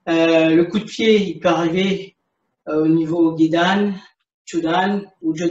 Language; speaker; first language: French; native; French